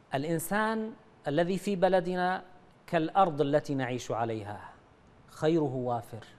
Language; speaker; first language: Arabic; native; Arabic